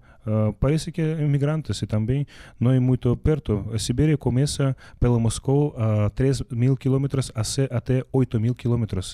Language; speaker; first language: Portuguese; non-native, learner; Russian